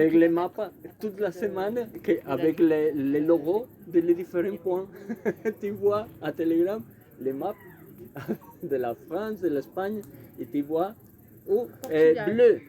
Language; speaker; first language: French; non-native, learner; Spanish